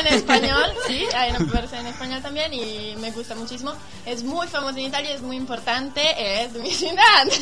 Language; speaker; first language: Spanish; non-native, learner; Italian